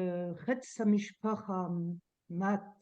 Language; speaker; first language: Hebrew; non-native, learner; French